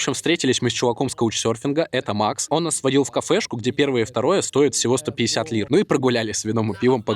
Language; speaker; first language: Russian; native; Russian